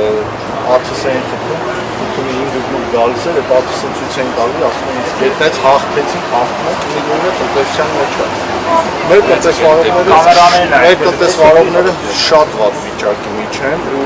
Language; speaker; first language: Armenian; native; Armenian